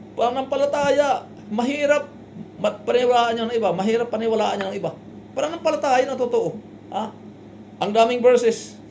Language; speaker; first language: Filipino; non-native, local second language; Waray